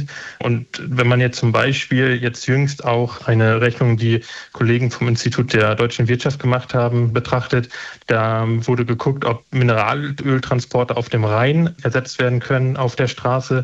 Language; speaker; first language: German; native; German